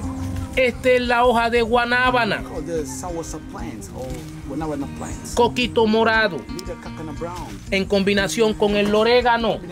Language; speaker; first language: Spanish; native; Spanish